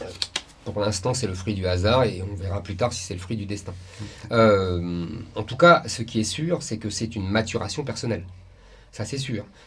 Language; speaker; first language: French; native; French